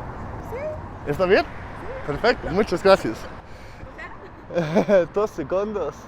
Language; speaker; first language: Spanish; non-native, learner; Danish